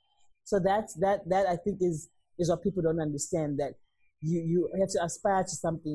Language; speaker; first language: English; non-native, local second language; Zulu